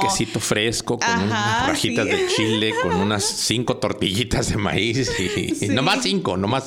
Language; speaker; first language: Spanish; native; Spanish